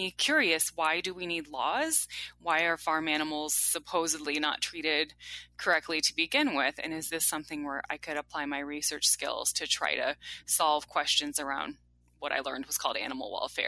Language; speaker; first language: English; native; English